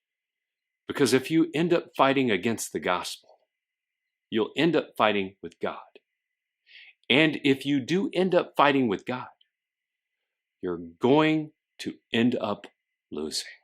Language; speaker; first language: English; native; English